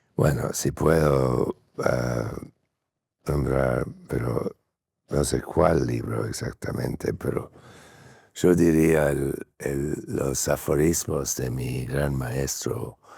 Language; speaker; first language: Spanish; non-native, fluent; English